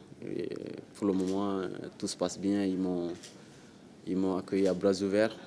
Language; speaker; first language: French; non-native, local second language; Wolof